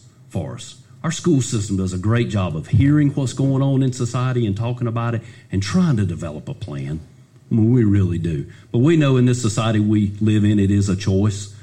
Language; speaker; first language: English; native; English